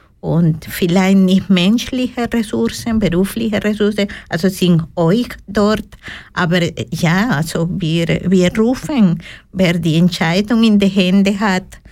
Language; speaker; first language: German; non-native, learner; Spanish